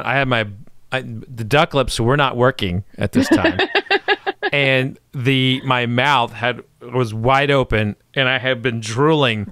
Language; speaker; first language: English; native; English